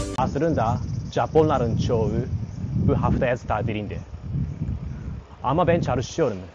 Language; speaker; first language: Turkish; non-native, learner; Japanese